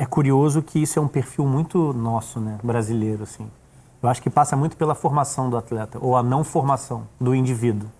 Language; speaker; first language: Portuguese; native; Portuguese